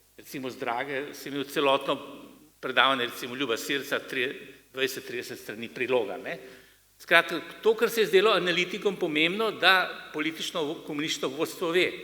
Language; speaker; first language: Slovenian; native; Slovenian